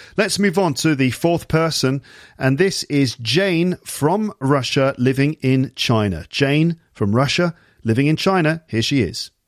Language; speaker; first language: English; native; English